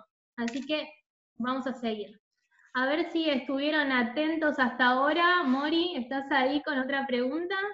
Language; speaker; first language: Spanish; native; Spanish